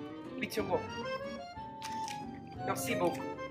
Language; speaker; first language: French; non-native, learner; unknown